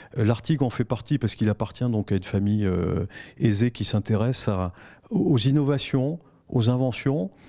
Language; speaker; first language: French; native; French